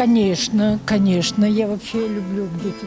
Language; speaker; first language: Russian; native; Russian